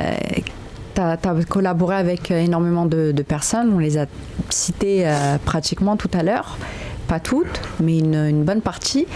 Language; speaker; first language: French; native; French